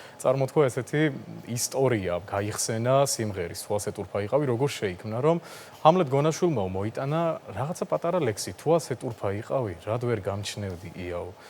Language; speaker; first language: Georgian; non-native, local second language; Azerbaijani